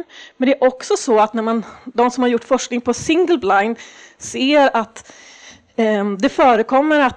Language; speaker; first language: Swedish; native; Swedish